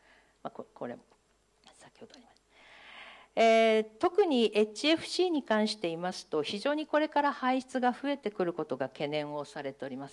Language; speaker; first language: Japanese; native; Japanese